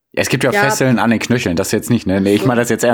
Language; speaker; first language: German; native; German